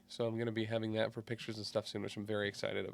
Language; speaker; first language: English; native; English